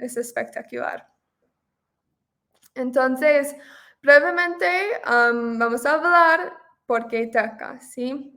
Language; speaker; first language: Spanish; non-native, fluent; English